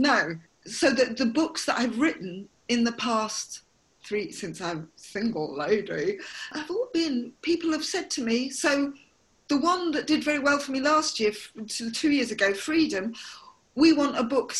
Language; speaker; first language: English; native; English